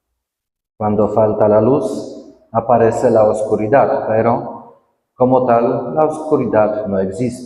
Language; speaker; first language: Spanish; non-native, fluent; Polish